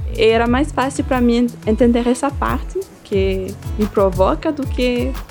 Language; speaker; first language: Portuguese; non-native, fluent; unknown